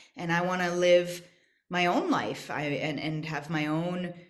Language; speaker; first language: English; native; English